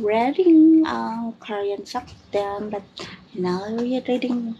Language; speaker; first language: English; non-native, local second language; Filipino